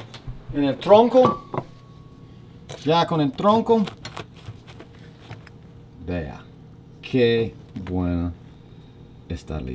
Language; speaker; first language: Spanish; non-native, learner; English